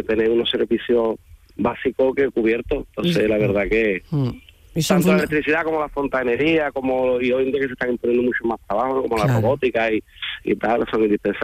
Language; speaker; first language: Spanish; native; Spanish